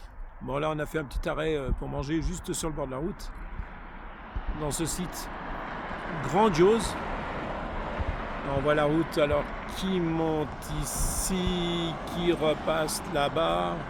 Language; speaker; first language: French; native; French